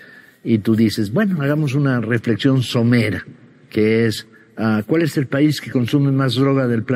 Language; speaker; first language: Spanish; native; Spanish